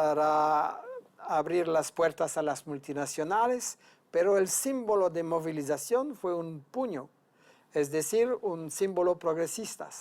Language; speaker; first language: Spanish; non-native, fluent; French